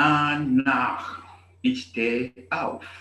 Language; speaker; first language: German; non-native, fluent; English